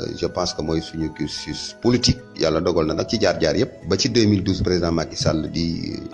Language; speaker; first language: Wolof; native; Wolof